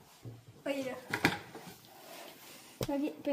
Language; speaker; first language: French; native; French